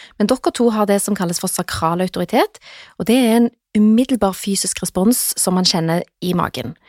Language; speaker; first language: Norwegian; native; Norwegian